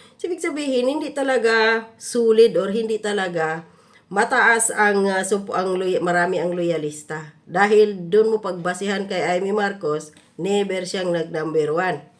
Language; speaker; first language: Filipino; non-native, local second language; Cebuano